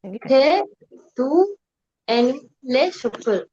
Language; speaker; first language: French; non-native, learner; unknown